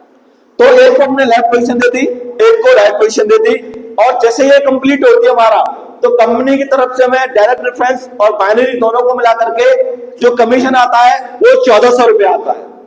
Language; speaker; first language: Hindi; native; Hindi